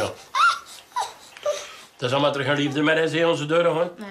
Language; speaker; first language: Dutch; native; Dutch